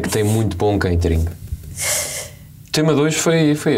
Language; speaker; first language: Portuguese; native; Portuguese